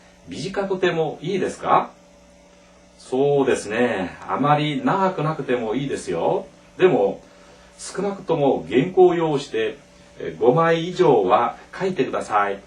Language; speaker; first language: Japanese; non-native, fluent; Korean